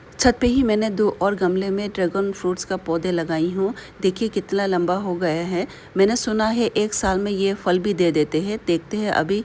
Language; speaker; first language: Hindi; non-native, local second language; Bangla